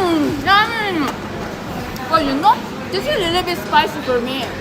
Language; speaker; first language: English; non-native, learner; Japanese